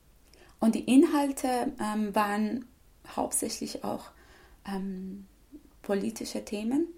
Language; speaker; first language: German; non-native, fluent; Persian